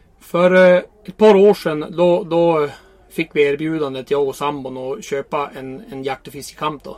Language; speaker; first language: Swedish; native; Swedish